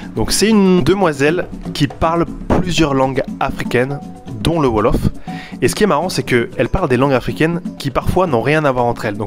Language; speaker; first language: French; native; French